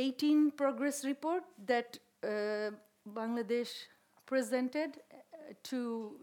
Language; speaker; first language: English; non-native, local second language; Bangla